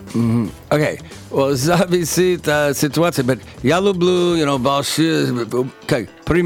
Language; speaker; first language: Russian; non-native, learner; English